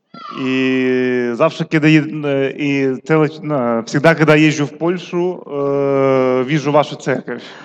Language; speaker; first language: Russian; non-native, local second language; Ukrainian